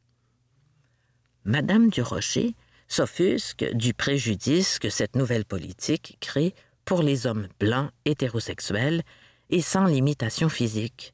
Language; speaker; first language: French; native; French